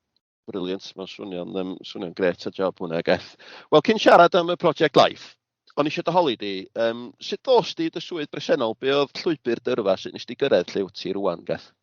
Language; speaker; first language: Welsh; native; Welsh